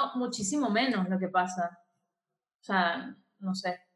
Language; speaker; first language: Spanish; native; Spanish